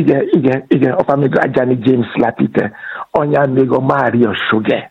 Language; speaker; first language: Hungarian; non-native, fluent; Yoruba